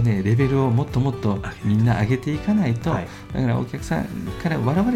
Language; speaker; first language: Japanese; native; Japanese